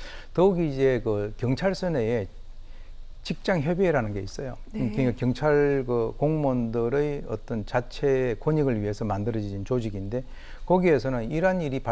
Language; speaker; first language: Korean; native; Korean